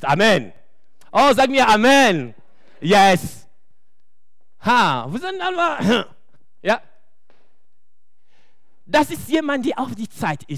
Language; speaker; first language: German; non-native, fluent; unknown